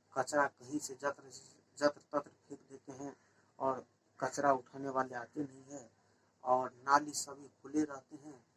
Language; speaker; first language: Hindi; native; Hindi